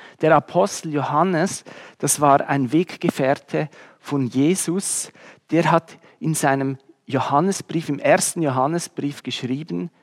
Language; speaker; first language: German; native; German